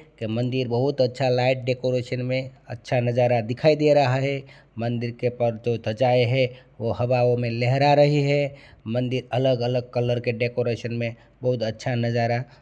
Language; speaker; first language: Hindi; non-native, local second language; Gujarati